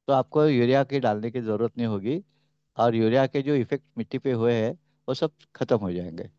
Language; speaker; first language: Hindi; non-native, local second language; Marathi